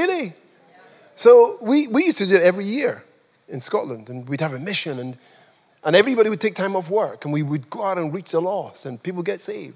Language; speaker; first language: English; non-native, local second language; Yoruba